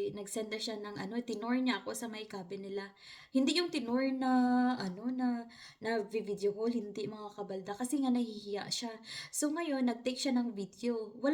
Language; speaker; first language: Filipino; non-native, local second language; Hiligaynon